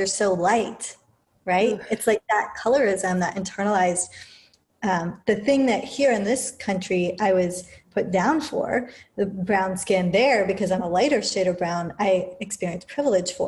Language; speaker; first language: English; native; English